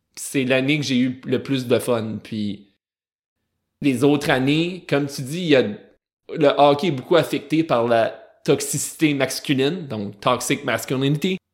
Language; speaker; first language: French; native; French